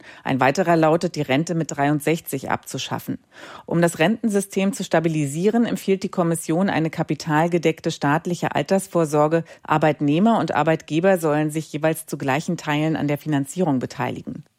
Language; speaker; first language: German; native; German